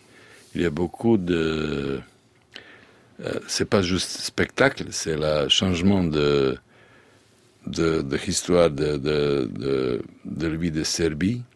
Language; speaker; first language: French; non-native, learner; Serbian